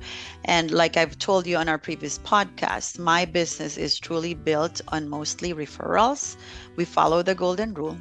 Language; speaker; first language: English; non-native, local second language; Filipino